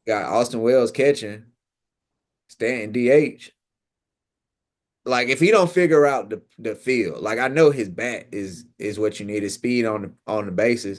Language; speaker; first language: English; native; English